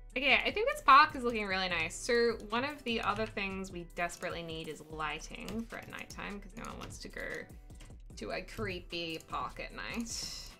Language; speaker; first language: English; native; English